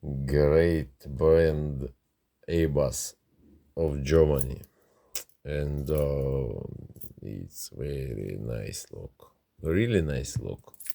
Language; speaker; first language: English; non-native, learner; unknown